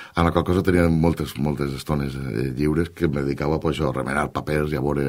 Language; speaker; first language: Catalan; native; Catalan